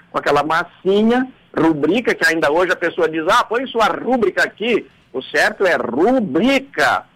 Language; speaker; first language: Portuguese; native; Portuguese